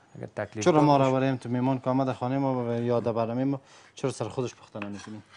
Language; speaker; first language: Persian; native; Persian